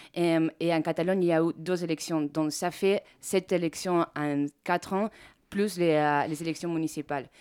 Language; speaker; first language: French; non-native, fluent; Spanish